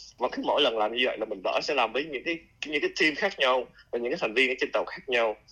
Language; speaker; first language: Vietnamese; native; Vietnamese